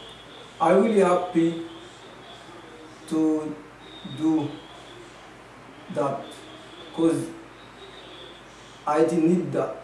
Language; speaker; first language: English; non-native, learner; Haitian Creole